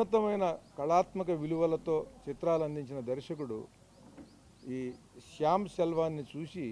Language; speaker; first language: Telugu; native; Telugu